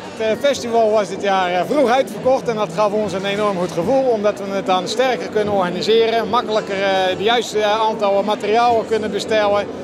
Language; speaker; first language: Dutch; native; Dutch